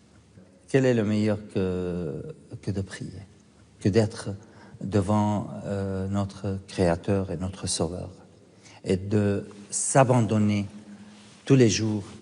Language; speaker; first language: French; non-native, fluent; Arabic